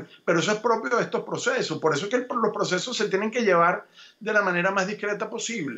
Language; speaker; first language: Spanish; native; Spanish